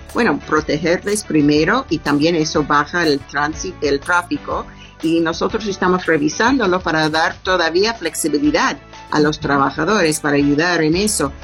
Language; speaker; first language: Spanish; non-native, learner; English